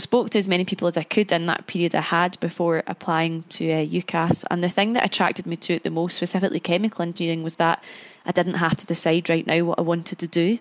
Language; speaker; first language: English; native; English